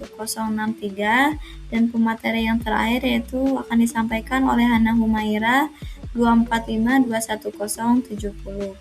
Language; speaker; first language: Indonesian; native; Indonesian